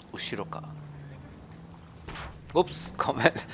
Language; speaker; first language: Japanese; non-native, learner; German